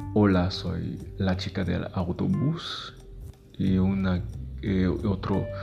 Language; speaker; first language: Spanish; non-native, fluent; Haitian Creole